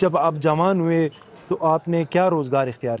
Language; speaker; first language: Urdu; native; Urdu